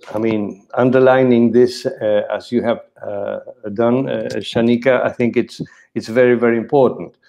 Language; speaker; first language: English; non-native, fluent; Spanish